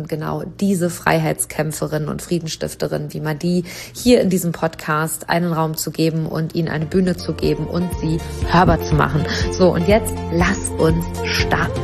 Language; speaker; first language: German; native; German